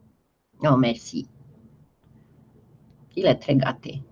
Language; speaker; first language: French; non-native, fluent; Romanian